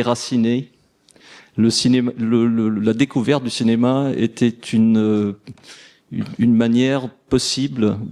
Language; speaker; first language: French; early bilingual, other home language; Portuguese